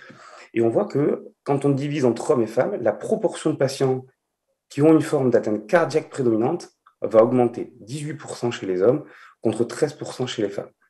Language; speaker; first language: French; native; French